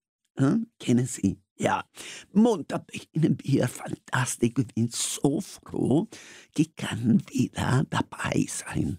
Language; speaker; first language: German; non-native, fluent; Spanish